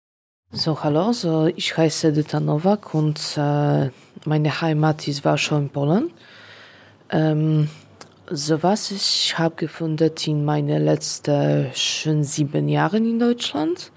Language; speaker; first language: German; non-native, learner; Polish